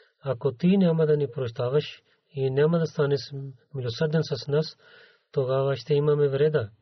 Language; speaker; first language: Bulgarian; non-native, learner; Urdu